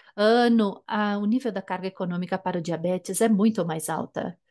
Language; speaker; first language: Portuguese; non-native, fluent; German